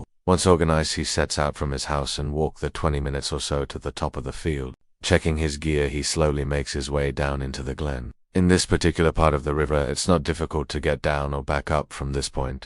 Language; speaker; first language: English; native; English